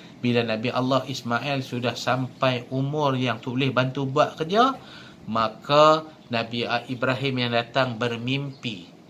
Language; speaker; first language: Malay; native; Malay